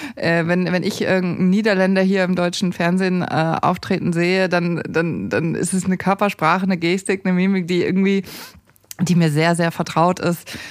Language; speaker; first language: German; native; German